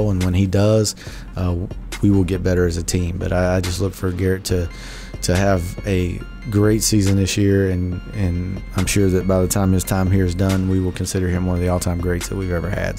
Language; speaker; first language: English; native; English